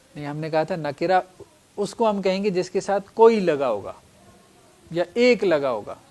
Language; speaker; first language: Urdu; native; Urdu